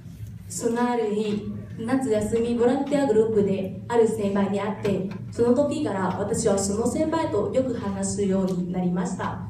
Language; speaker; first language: Japanese; non-native, fluent; Vietnamese